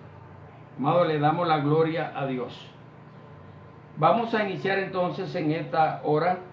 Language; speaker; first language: Spanish; native; Spanish